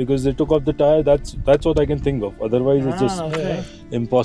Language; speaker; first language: English; non-native, fluent; Hindi